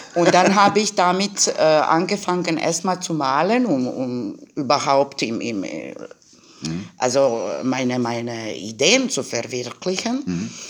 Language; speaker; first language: German; non-native, fluent; Croatian